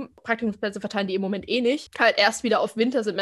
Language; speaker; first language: German; native; German